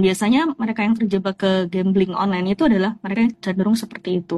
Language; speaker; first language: Indonesian; native; Indonesian